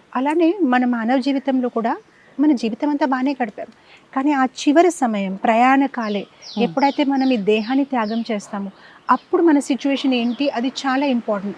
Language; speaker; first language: Telugu; non-native, fluent; Gujarati